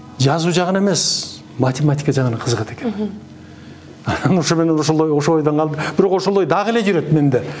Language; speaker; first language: Kyrgyz; native; Kyrgyz